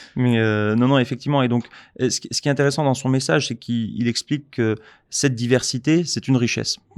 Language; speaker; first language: French; native; French